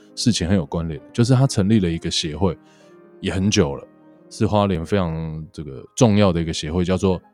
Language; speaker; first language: Chinese; native; Chinese